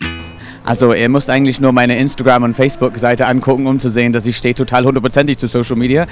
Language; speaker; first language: German; non-native, fluent; English